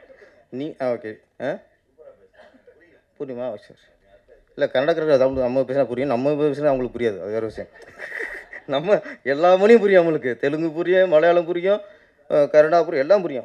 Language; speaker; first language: Tamil; native; Tamil